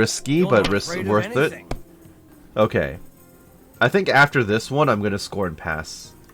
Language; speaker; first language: English; native; English